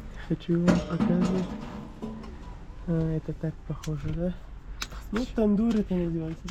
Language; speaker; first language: Russian; non-native, learner; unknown